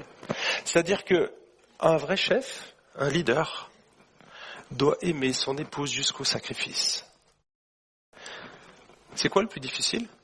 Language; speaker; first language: French; native; French